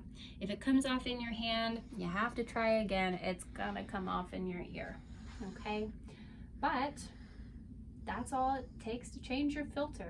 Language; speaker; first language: English; native; English